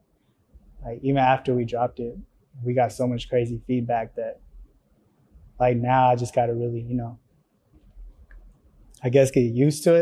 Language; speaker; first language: English; early bilingual, other home language; Spanish